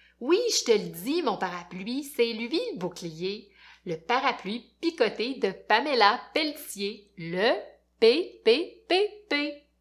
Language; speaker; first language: French; native; French